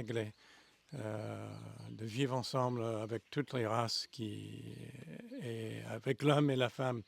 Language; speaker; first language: French; non-native, fluent; English